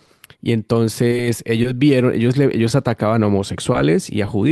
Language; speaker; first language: Spanish; native; Spanish